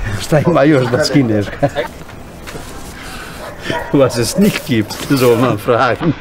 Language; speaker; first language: German; non-native, fluent; Bosnian